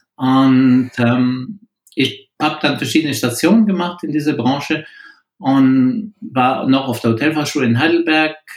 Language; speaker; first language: German; non-native, local second language; French